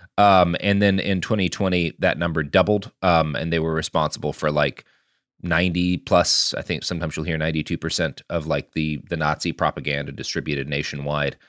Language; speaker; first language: English; native; English